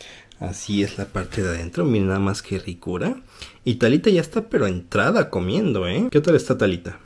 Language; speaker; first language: Spanish; native; Spanish